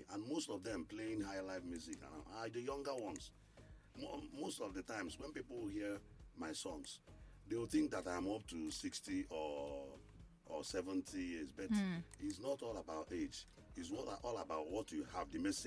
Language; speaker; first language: English; non-native, local second language; Igbo